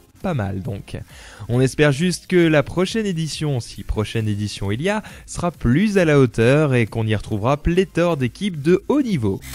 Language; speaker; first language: French; native; French